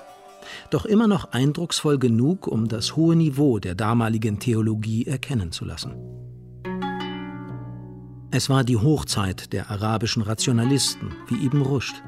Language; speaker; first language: German; native; German